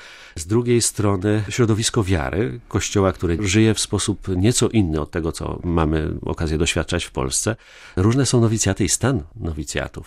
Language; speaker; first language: Polish; native; Polish